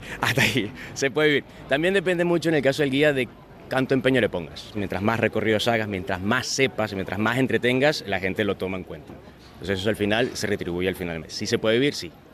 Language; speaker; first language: Spanish; native; Spanish